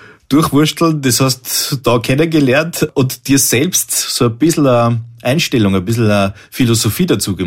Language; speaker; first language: German; native; German